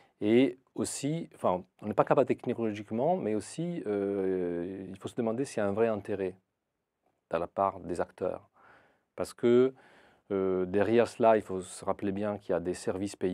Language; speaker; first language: French; non-native, fluent; Italian